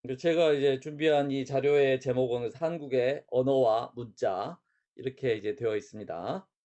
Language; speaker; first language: Korean; native; Korean